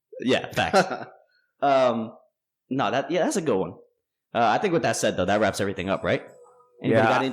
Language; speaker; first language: English; native; English